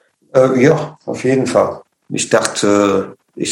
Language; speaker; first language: German; non-native, fluent; English